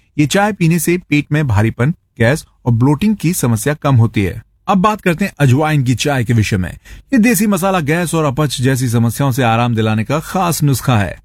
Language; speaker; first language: Hindi; native; Hindi